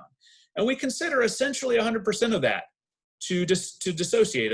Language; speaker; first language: English; native; English